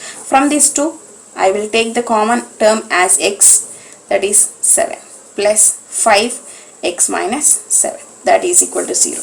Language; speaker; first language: English; non-native, local second language; Telugu